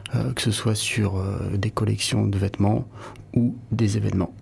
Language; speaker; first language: French; native; French